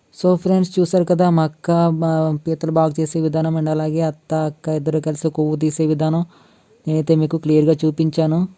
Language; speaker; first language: Telugu; non-native, local second language; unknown